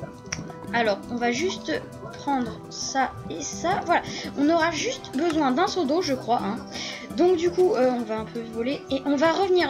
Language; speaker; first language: French; native; French